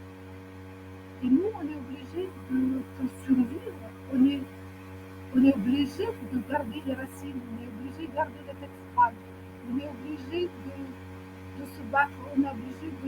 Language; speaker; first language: French; non-native, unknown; Ukrainian